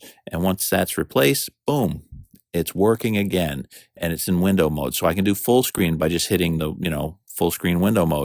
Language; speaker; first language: English; native; English